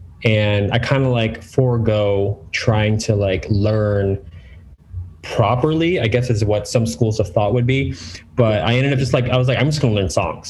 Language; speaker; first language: English; native; English